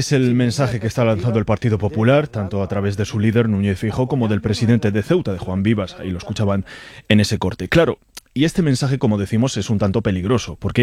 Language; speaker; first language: Spanish; native; Spanish